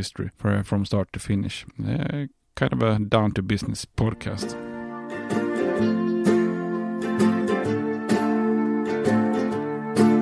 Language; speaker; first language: English; non-native, fluent; Swedish